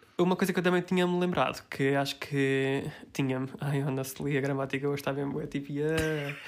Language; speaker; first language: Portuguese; early bilingual, heritage; Portuguese